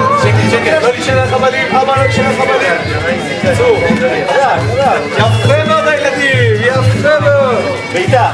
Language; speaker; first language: Hebrew; native; Hebrew